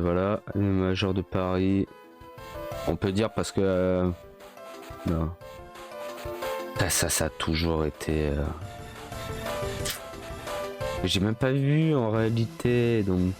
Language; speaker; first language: French; native; French